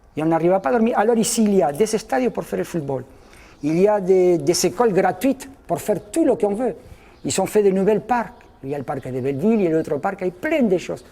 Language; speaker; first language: French; non-native, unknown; Spanish